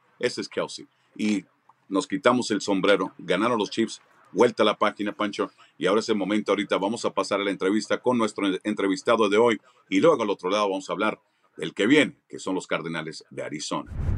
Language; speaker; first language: Spanish; early bilingual, heritage; Spanish